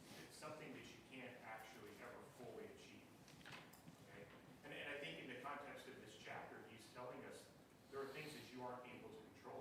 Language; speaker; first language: English; native; English